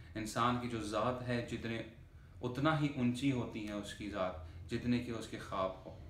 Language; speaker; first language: Urdu; non-native, fluent; Persian